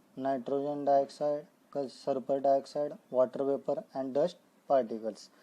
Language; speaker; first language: English; non-native, local second language; Marathi